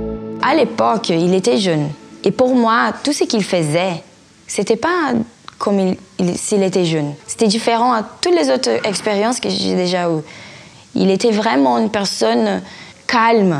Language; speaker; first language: French; non-native, fluent; Portuguese